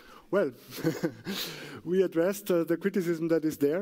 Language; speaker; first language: English; non-native, fluent; German